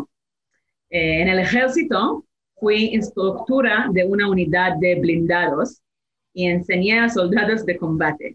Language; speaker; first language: Spanish; non-native, fluent; Hebrew